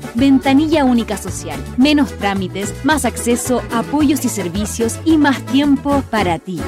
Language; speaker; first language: Spanish; native; Spanish